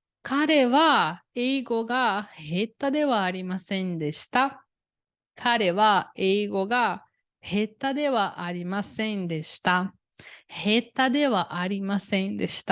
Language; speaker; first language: Japanese; non-native, fluent; Portuguese